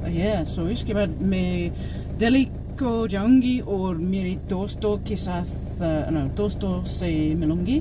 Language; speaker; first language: Hindi; non-native, learner; English